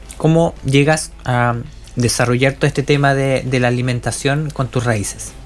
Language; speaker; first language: Spanish; native; Spanish